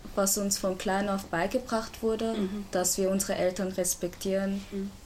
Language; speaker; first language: German; native; German